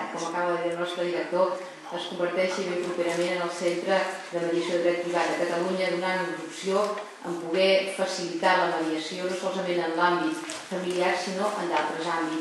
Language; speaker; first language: Catalan; native; Catalan